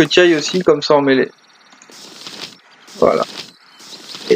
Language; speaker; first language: French; native; French